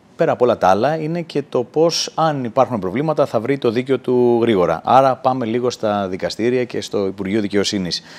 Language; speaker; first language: Greek; native; Greek